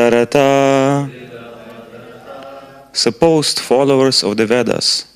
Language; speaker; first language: English; non-native, fluent; Slovenian